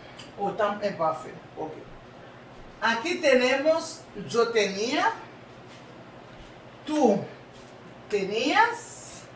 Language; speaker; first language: Spanish; non-native, learner; Haitian Creole